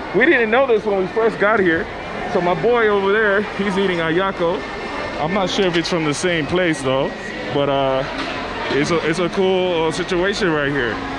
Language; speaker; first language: English; native; English